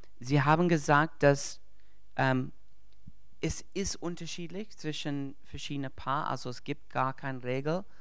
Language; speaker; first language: German; non-native, learner; English